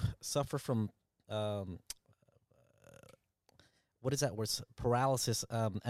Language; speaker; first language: English; early bilingual, other home language; Vietnamese